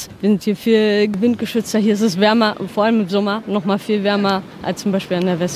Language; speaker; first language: German; native; German